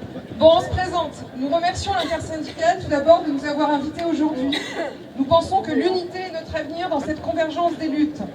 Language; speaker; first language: French; native; French